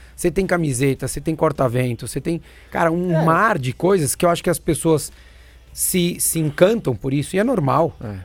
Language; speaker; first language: Portuguese; native; Portuguese